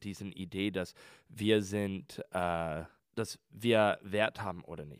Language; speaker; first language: German; non-native, learner; English